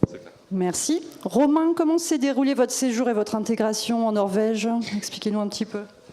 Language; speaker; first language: French; native; French